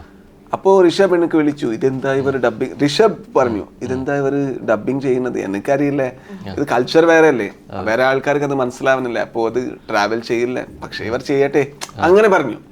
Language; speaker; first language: Malayalam; non-native, local second language; Kannada